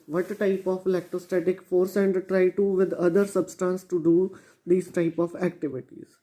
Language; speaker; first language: English; non-native, local second language; Punjabi